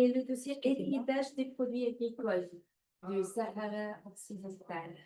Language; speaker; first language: French; non-native, learner; Spanish